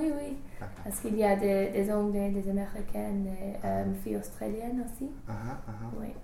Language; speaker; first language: French; non-native, learner; English